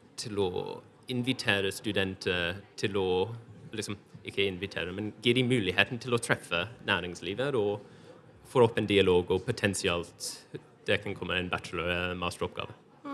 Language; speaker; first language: Norwegian; non-native, fluent; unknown